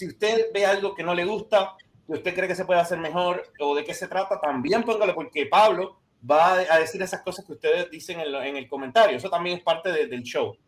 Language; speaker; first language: Spanish; native; Spanish